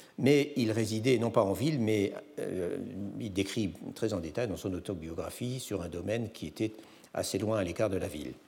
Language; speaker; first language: French; native; French